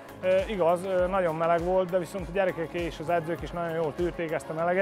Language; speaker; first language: Hungarian; native; Hungarian